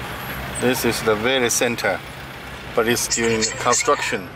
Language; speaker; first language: English; non-native, learner; Chinese